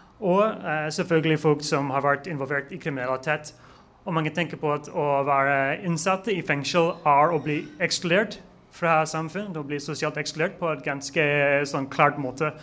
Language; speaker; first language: Norwegian; non-native, fluent; English